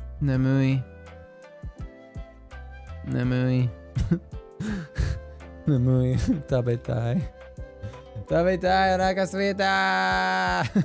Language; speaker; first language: Japanese; non-native, learner; English